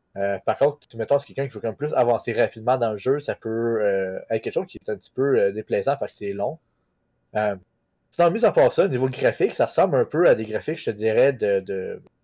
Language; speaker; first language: French; native; French